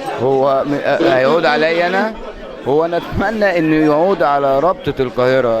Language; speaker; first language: Arabic; native; Arabic